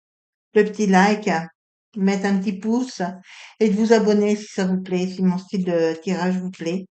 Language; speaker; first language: French; native; French